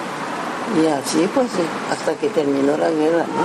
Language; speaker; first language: Spanish; early bilingual, other home language; Japanese